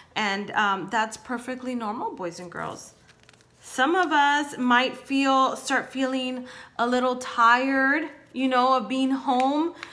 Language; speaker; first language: English; early bilingual, other home language; Spanish